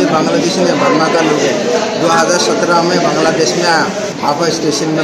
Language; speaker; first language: Hindi; non-native, learner; Rohingya